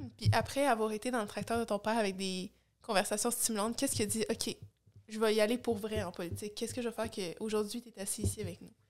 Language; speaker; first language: French; native; French